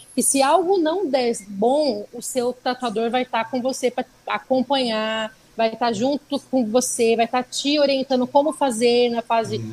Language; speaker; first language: Portuguese; native; Portuguese